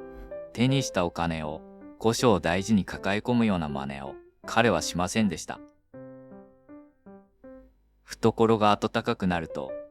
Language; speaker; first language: Japanese; native; Japanese